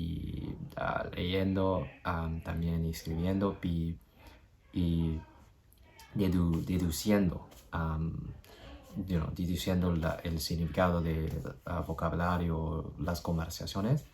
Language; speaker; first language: Spanish; non-native, learner; English